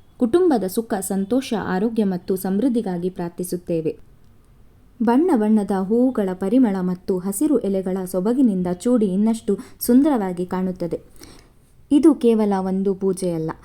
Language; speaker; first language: Kannada; non-native, local second language; Konkani